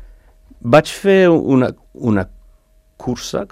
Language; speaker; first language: Catalan; non-native, learner; English